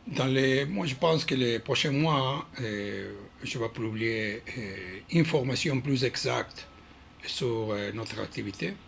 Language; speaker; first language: French; non-native, learner; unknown